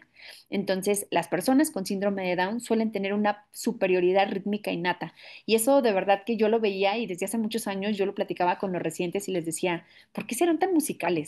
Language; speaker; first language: Spanish; native; Spanish